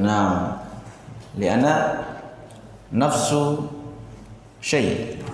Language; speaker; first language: Arabic; non-native, fluent; Indonesian